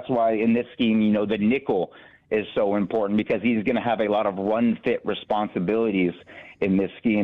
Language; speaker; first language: English; native; English